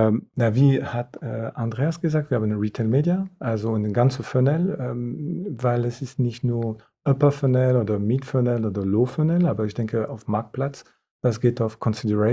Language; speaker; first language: German; non-native, fluent; French